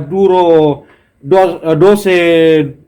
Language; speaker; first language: Spanish; non-native, learner; Indonesian